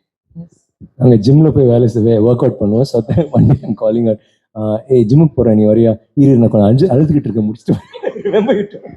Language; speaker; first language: Tamil; native; Tamil